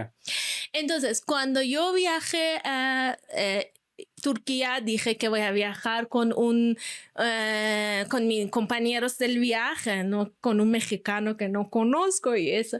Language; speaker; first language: Spanish; non-native, fluent; Persian